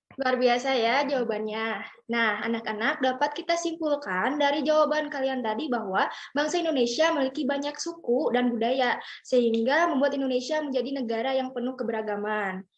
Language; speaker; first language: Indonesian; native; Indonesian